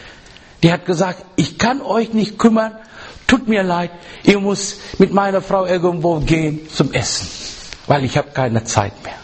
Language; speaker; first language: German; non-native, learner; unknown